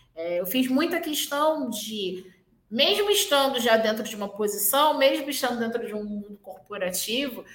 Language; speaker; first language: Portuguese; native; Portuguese